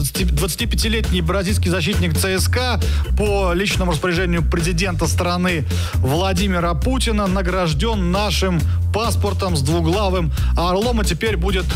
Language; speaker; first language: Russian; native; Russian